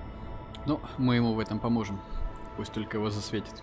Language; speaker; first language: Russian; native; Russian